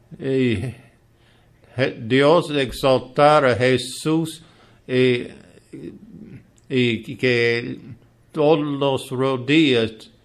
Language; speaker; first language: Spanish; non-native, learner; English